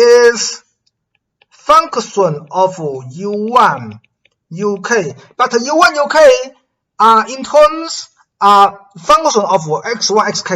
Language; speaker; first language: English; non-native, fluent; Chinese